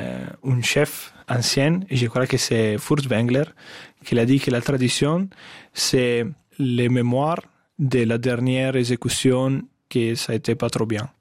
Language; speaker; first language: French; non-native, fluent; Italian